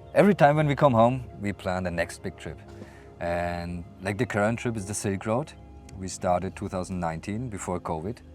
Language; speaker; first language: English; non-native, fluent; German